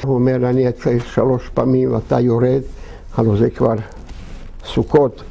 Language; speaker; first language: Hebrew; non-native, fluent; Yiddish